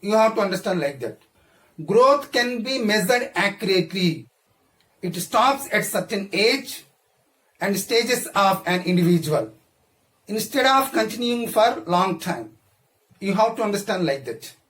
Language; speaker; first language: English; non-native, local second language; Telugu